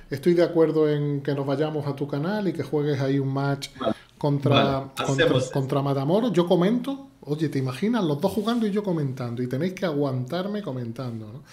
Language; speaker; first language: Spanish; native; Spanish